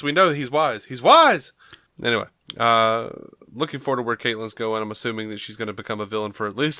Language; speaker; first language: English; native; English